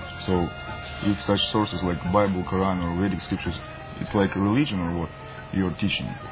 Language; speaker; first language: English; non-native, learner; Russian